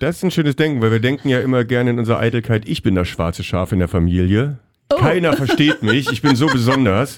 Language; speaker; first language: German; native; German